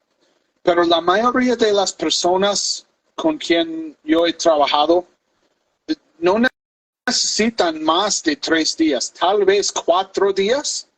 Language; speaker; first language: Spanish; non-native, fluent; English